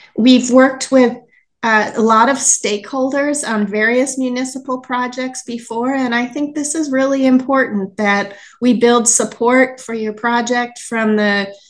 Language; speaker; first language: English; native; English